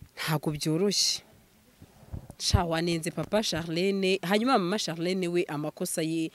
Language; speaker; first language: Kinyarwanda; native; Kinyarwanda